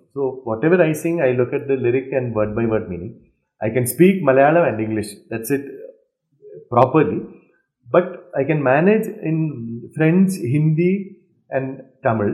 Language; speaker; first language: English; non-native, local second language; Malayalam